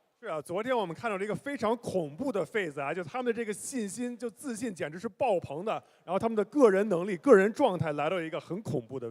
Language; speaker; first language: Chinese; native; Chinese